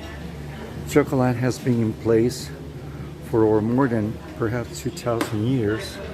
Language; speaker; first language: English; non-native, fluent; Spanish